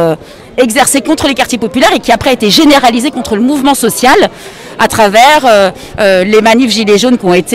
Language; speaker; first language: French; native; French